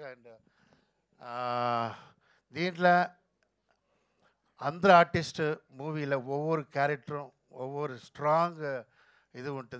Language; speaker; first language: Telugu; non-native, local second language; Tamil